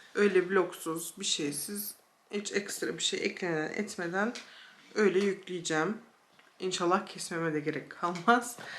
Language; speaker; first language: Turkish; early bilingual, heritage; Turkish